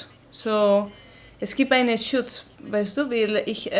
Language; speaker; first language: German; non-native, learner; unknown